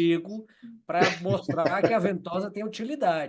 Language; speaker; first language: Portuguese; native; Portuguese